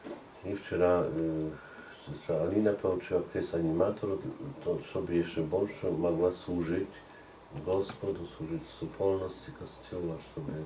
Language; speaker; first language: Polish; non-native, learner; Russian